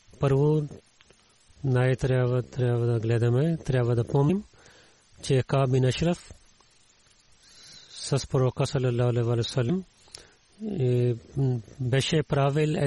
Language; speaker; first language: Bulgarian; non-native, learner; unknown